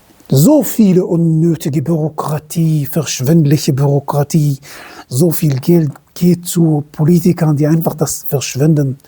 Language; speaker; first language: German; non-native, fluent; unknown